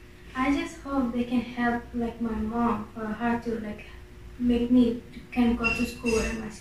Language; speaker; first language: English; non-native, learner; Indonesian